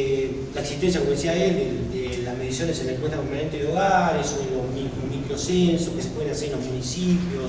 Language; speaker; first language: Spanish; native; Spanish